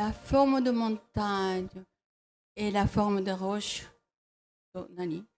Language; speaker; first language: French; non-native, fluent; Japanese